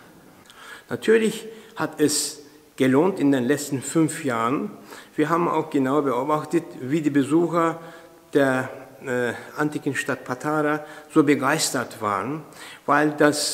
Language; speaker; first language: German; non-native, fluent; Turkish